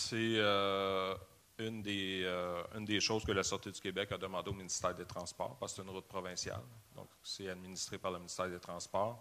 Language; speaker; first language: French; native; French